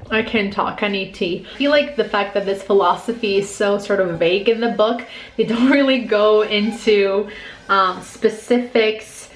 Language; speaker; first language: English; non-native, fluent; Russian